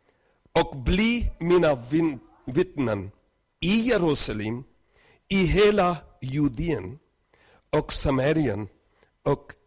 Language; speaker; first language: Swedish; non-native, learner; Urdu